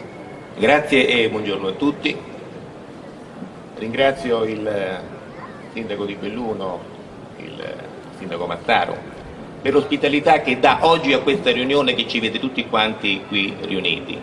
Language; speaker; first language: Italian; native; Italian